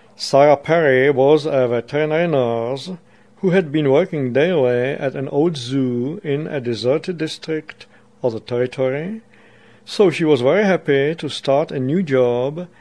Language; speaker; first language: English; non-native, fluent; Czech